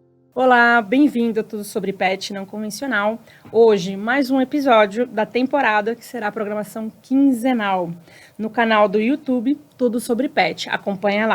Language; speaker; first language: Portuguese; native; Portuguese